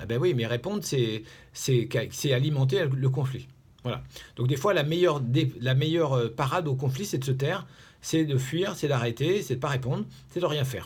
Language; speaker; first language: French; native; French